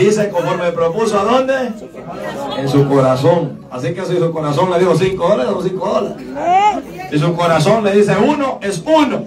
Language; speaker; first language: Spanish; native; Spanish